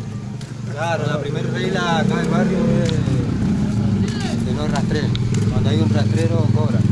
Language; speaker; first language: Spanish; native; Spanish